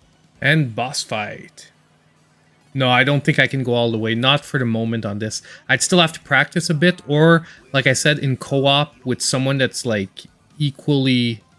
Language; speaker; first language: English; native; English